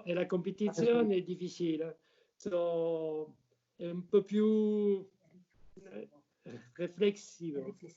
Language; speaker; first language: Italian; non-native, learner; French